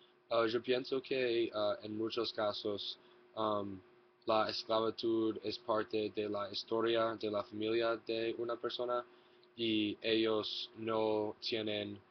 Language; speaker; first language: Spanish; non-native, learner; English